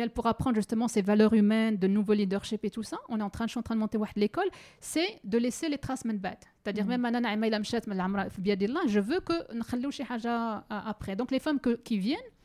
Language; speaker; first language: French; native; French